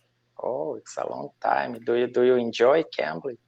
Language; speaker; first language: English; non-native, learner; Portuguese